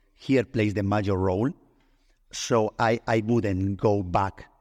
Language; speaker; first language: English; non-native, fluent; Spanish